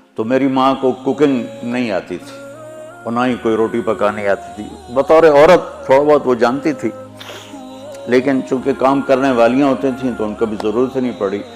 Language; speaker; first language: Urdu; non-native, local second language; Punjabi